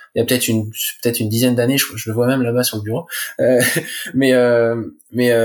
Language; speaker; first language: French; native; French